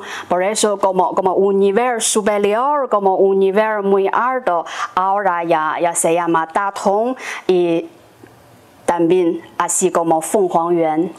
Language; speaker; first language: Spanish; non-native, fluent; Chinese